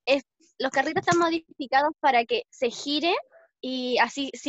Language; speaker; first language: Spanish; native; Spanish